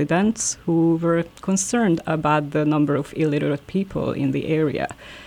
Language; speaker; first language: English; non-native, fluent; Hungarian